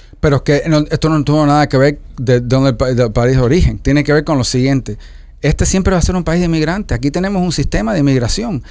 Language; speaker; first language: Spanish; early bilingual, heritage; Spanish